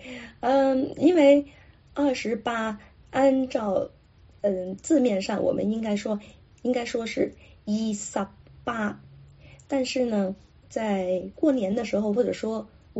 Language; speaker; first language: Chinese; non-native, local second language; Cantonese